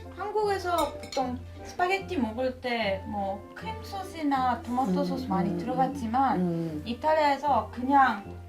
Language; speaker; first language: Korean; non-native, fluent; Italian